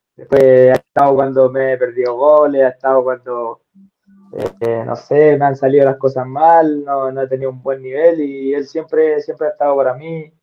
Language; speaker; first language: Spanish; native; Spanish